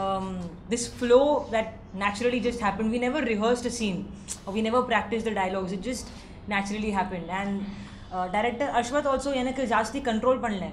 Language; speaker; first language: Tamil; non-native, learner; Hindi